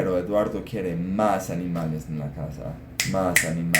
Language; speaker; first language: Spanish; non-native, fluent; English